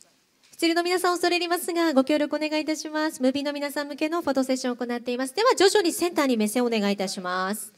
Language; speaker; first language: Japanese; native; Japanese